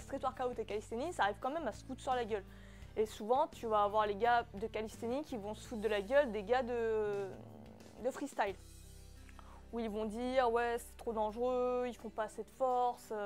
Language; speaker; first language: French; native; French